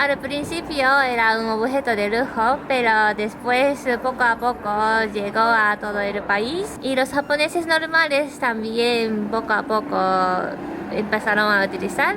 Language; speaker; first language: Spanish; non-native, learner; Japanese